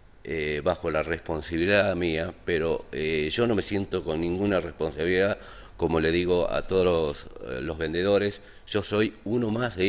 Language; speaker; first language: Spanish; native; Spanish